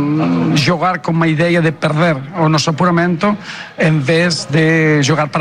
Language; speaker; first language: Portuguese; non-native, fluent; Spanish